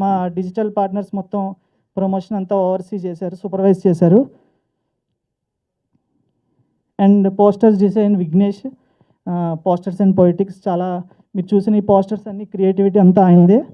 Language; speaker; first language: Telugu; native; Telugu